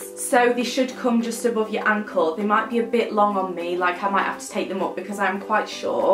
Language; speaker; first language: English; native; English